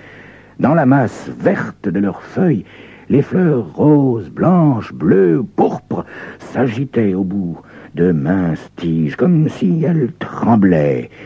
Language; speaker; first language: French; native; French